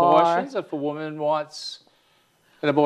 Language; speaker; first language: English; native; English